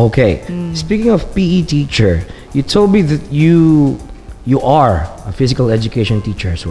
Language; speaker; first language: English; non-native, local second language; Filipino